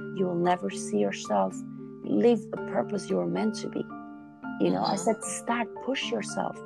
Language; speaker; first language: English; non-native, fluent; Albanian